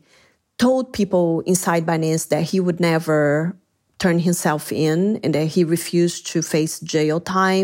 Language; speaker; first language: English; non-native, fluent; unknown